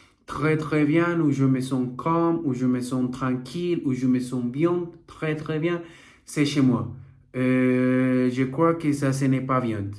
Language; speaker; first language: French; non-native, learner; Portuguese